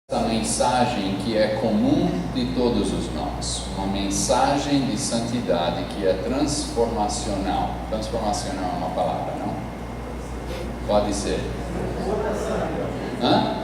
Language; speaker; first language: Portuguese; non-native, fluent; English